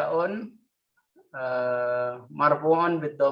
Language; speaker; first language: Arabic; non-native, learner; Indonesian